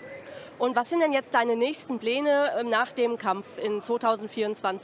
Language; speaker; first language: German; native; German